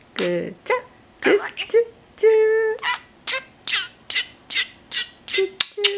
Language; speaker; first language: Japanese; native; Japanese